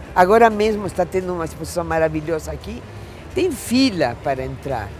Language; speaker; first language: Portuguese; non-native, fluent; Italian